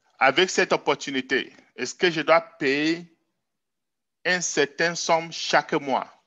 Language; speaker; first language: French; non-native, local second language; English